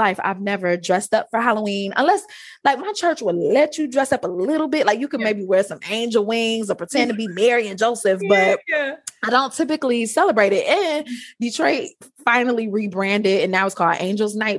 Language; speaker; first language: English; native; English